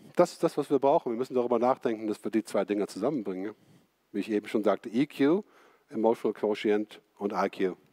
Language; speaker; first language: German; native; German